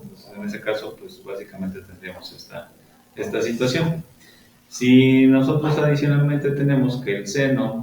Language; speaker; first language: Spanish; native; Spanish